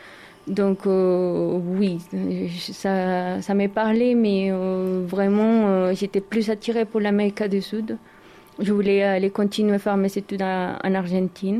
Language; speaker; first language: French; non-native, learner; Spanish